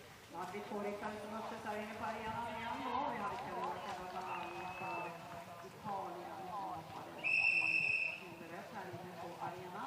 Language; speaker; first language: Swedish; native; Swedish